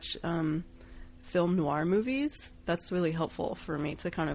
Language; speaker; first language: English; native; English